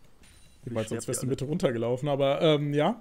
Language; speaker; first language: German; native; German